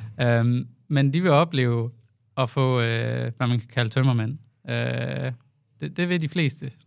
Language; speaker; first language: Danish; native; Danish